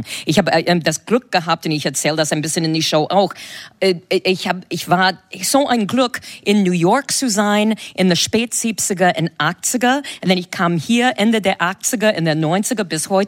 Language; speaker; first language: German; non-native, fluent; English